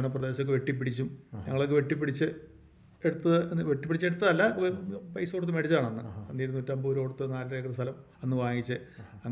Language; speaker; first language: Malayalam; native; Malayalam